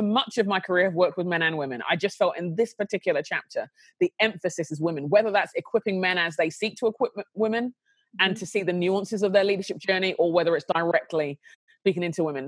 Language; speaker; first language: English; native; English